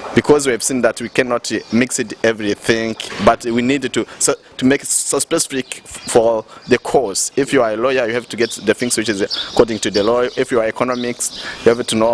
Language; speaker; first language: English; non-native, local second language; Rundi